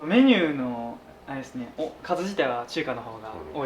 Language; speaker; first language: Japanese; native; Japanese